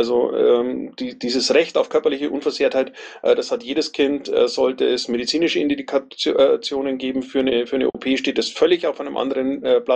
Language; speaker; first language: German; native; German